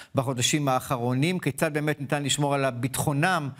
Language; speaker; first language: Hebrew; native; Hebrew